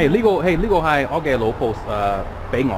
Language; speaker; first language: Cantonese; non-native, learner; English